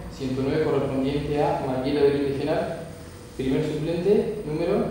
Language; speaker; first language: Spanish; native; Spanish